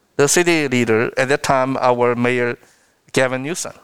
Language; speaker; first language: English; non-native, fluent; Chinese